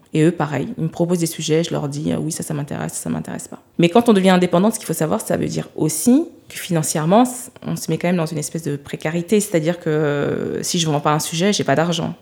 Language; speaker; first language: French; early bilingual, other home language; Lingala